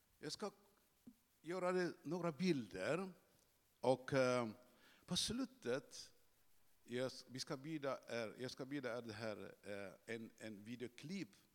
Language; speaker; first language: Swedish; non-native, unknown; Tigrinya